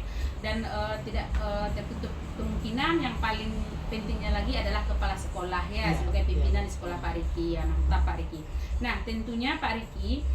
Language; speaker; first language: Indonesian; native; Indonesian